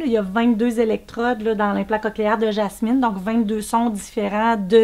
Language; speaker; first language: French; native; French